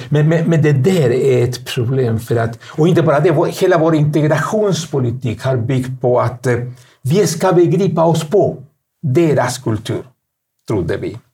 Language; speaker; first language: Swedish; non-native, fluent; Spanish